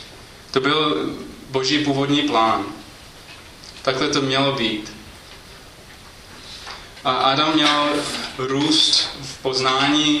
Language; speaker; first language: Czech; non-native, fluent; English